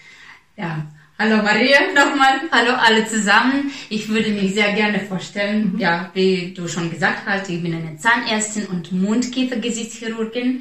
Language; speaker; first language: German; non-native, fluent; Russian